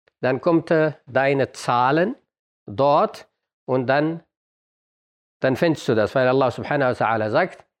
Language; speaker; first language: German; non-native, fluent; Arabic